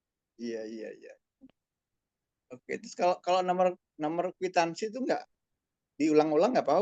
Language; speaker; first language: Indonesian; native; Indonesian